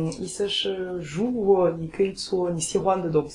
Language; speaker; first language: Chinese; non-native, learner; French